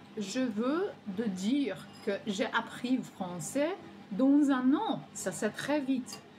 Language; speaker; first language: French; non-native, learner; Ukrainian